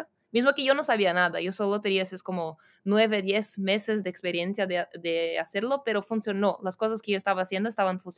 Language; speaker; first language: Spanish; non-native, fluent; Portuguese